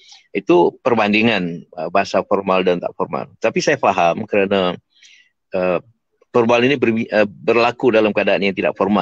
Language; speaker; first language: Malay; native; Malay